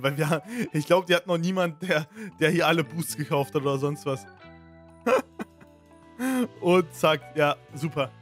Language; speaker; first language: German; native; German